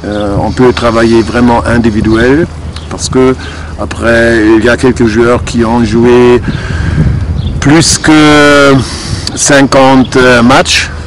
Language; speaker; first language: French; non-native, fluent; German